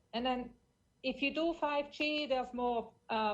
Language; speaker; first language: English; non-native, fluent; German